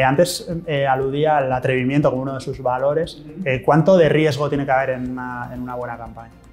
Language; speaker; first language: Spanish; native; Spanish